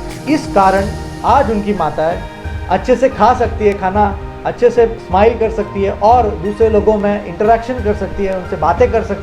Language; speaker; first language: Hindi; native; Hindi